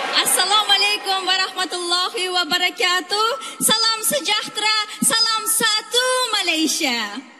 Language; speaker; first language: Malay; non-native, fluent; Uzbek